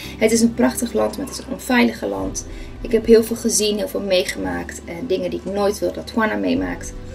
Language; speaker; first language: Dutch; non-native, fluent; Spanish